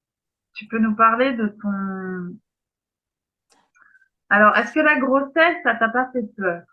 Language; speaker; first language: French; native; French